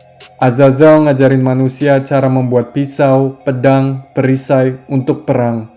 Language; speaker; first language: Indonesian; native; Indonesian